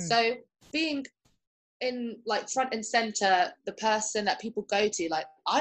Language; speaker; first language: English; native; English